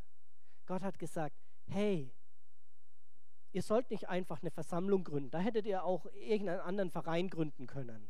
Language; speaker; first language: German; native; German